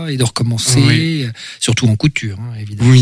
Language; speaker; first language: French; native; French